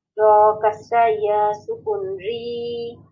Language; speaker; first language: Arabic; non-native, learner; Bangla